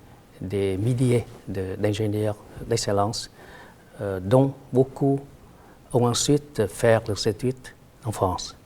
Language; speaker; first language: French; non-native, fluent; Vietnamese